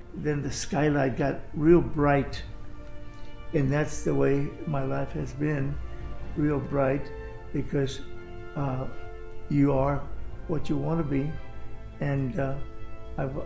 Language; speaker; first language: English; native; English